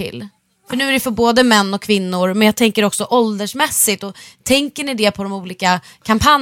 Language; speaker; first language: Swedish; native; Swedish